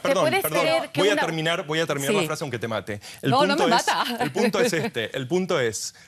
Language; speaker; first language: Spanish; native; Spanish